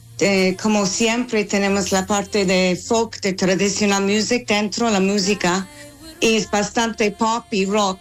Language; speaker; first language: Spanish; non-native, fluent; English